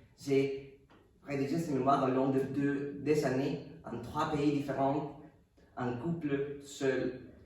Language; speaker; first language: French; non-native, fluent; Spanish